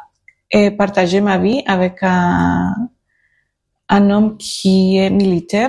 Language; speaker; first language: French; non-native, learner; Spanish